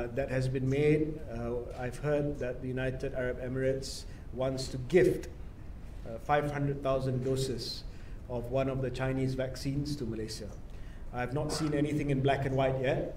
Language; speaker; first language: English; non-native, local second language; Malay